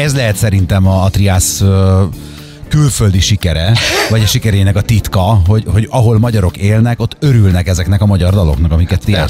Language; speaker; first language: Hungarian; native; Hungarian